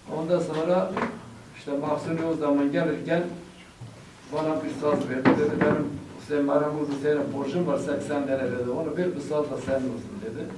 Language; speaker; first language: Turkish; native; Turkish